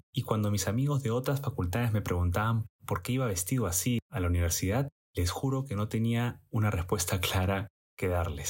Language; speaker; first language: Spanish; native; Spanish